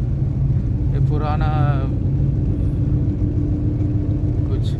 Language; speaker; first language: Hindi; non-native, local second language; Malayalam